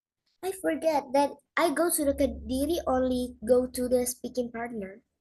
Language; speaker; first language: English; non-native, learner; Indonesian